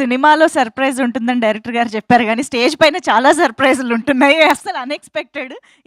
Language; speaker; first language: Telugu; native; Telugu